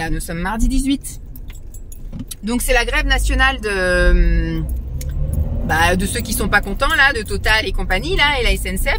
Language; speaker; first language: French; native; French